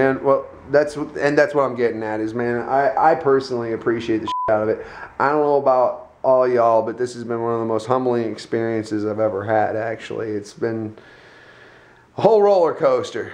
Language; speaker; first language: English; native; English